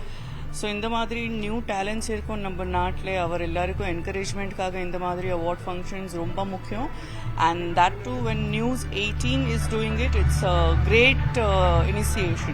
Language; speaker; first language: Tamil; non-native, fluent; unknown